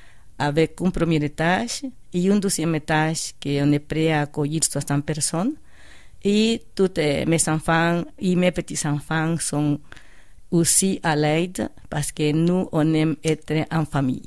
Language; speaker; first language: French; non-native, fluent; Spanish